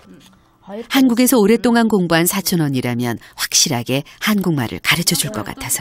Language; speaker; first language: Korean; native; Korean